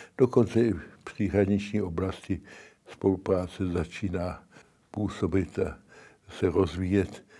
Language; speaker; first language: Czech; early bilingual, heritage; Czech